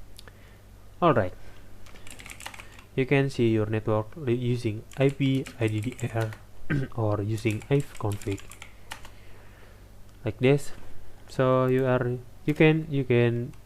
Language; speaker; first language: English; non-native, learner; Indonesian